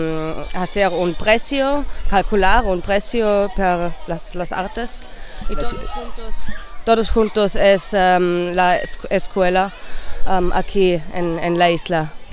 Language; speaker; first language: Spanish; non-native, learner; German